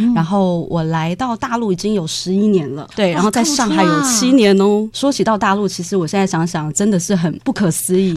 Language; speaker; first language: Chinese; native; Chinese